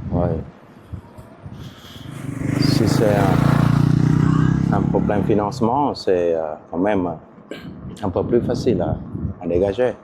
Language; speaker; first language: French; non-native, fluent; Vietnamese